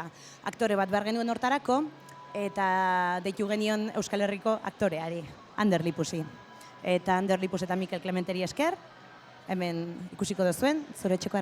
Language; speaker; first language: Basque; native; Basque